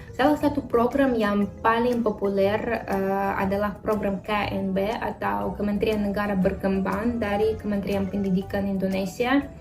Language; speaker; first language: Indonesian; non-native, fluent; Russian